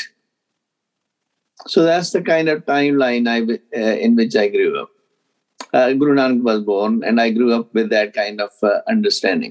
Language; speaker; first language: English; non-native, local second language; Punjabi